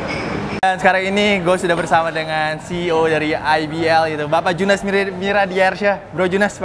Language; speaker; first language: Indonesian; native; Indonesian